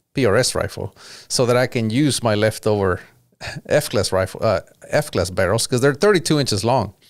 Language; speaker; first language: English; early bilingual, other home language; Spanish